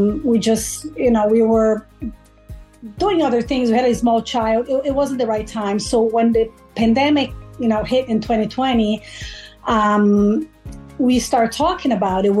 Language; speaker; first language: English; non-native, fluent; Portuguese